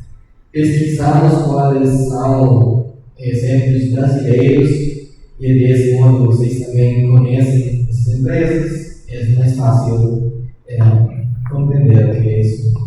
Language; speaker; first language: Portuguese; non-native, learner; Spanish